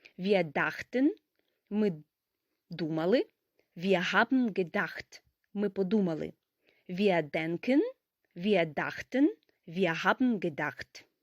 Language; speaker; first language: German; non-native, fluent; Ukrainian